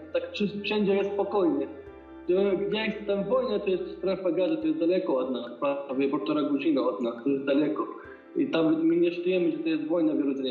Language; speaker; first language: Polish; non-native, fluent; Arabic